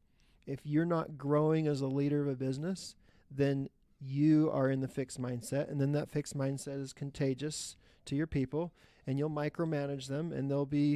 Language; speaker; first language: English; native; English